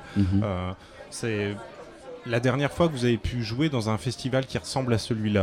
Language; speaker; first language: French; native; French